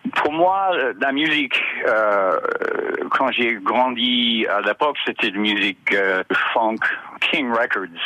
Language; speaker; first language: French; non-native, learner; English